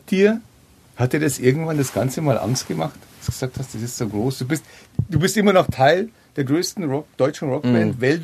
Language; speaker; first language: German; native; German